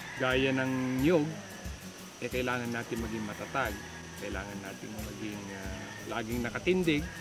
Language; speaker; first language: Filipino; non-native, local second language; Iloko